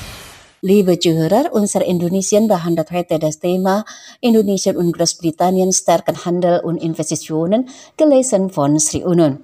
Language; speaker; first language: German; non-native, fluent; Indonesian